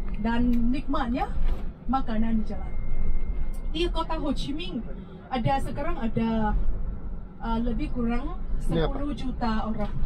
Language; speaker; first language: Indonesian; non-native, fluent; Vietnamese